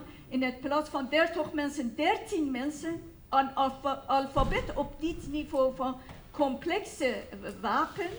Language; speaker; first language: Dutch; non-native, fluent; Persian